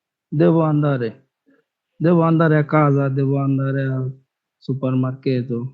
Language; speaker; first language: Italian; non-native, learner; Bangla